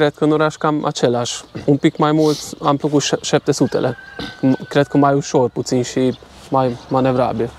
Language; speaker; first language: Romanian; non-native, local second language; Hungarian